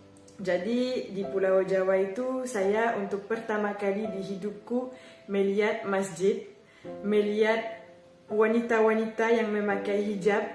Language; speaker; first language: Indonesian; non-native, fluent; French